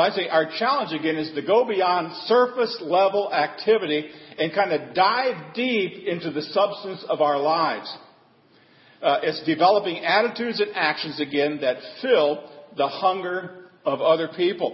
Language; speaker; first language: English; native; English